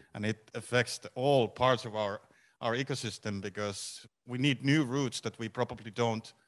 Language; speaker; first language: English; non-native, fluent; Finnish